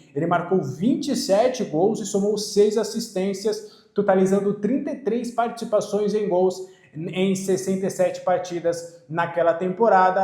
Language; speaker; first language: Portuguese; native; Portuguese